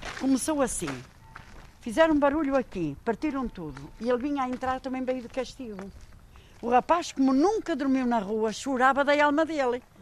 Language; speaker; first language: Portuguese; native; Portuguese